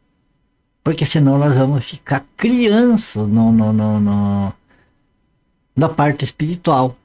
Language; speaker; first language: Portuguese; native; Portuguese